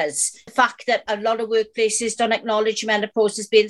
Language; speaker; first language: English; native; English